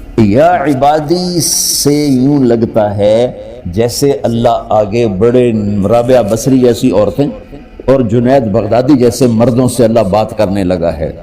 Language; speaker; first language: Urdu; non-native, local second language; Punjabi